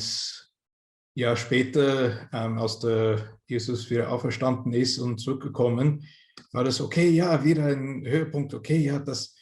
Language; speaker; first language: German; non-native, fluent; English